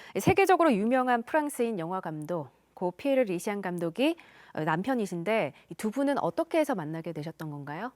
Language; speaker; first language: Korean; native; Korean